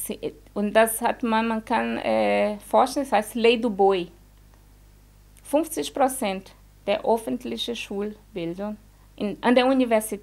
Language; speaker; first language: German; non-native, fluent; Portuguese